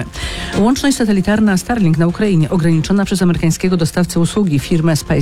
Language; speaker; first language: Polish; native; Polish